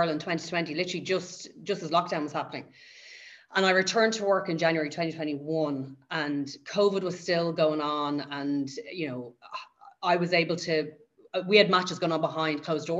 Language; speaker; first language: English; native; English